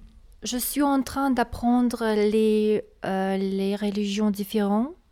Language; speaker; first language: French; non-native, learner; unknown